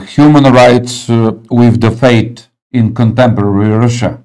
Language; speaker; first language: English; non-native, learner; Bulgarian